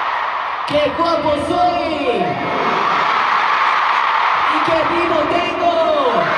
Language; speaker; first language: Spanish; non-native, learner; Korean